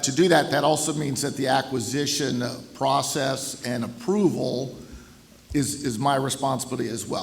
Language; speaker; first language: English; native; English